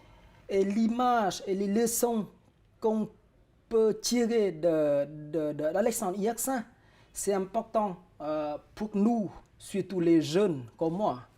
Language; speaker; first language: French; non-native, fluent; Vietnamese